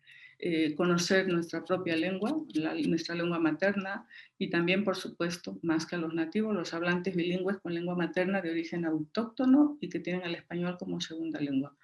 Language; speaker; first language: Spanish; native; Spanish